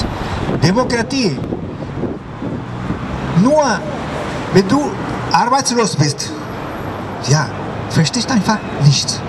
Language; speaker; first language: German; non-native, fluent; Spanish